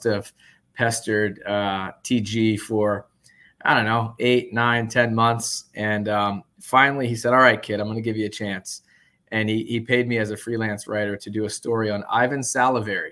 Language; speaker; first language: English; native; English